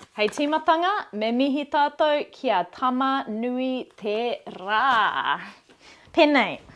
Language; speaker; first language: Māori; non-native, local second language; English